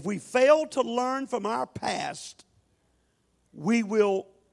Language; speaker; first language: English; native; English